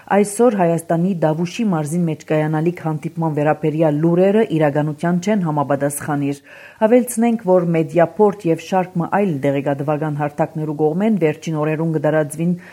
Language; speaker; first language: Armenian; early bilingual, heritage; Armenian